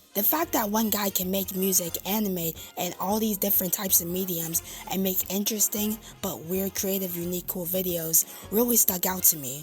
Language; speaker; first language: English; native; English